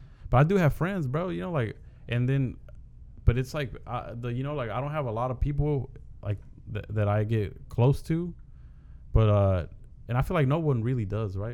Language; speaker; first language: English; early bilingual, other home language; Spanish